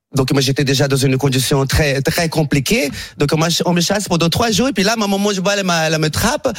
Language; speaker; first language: French; non-native, fluent; Portuguese